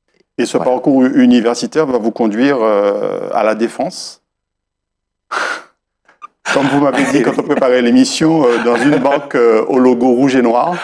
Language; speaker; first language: French; native; French